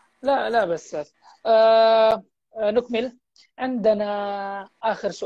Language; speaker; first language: Arabic; non-native, fluent; Indonesian